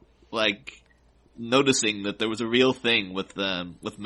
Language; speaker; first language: English; native; English